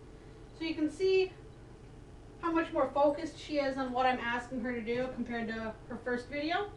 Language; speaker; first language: English; native; English